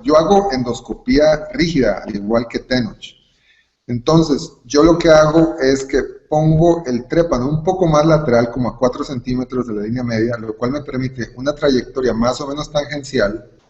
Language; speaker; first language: Spanish; native; Spanish